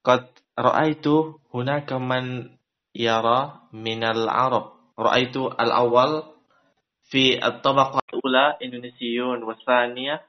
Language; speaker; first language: Arabic; non-native, fluent; Indonesian